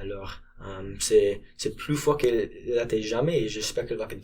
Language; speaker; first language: French; non-native, learner; English